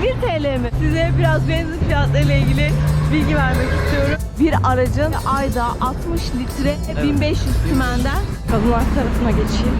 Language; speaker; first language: Turkish; native; Turkish